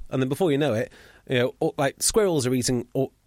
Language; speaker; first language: English; native; English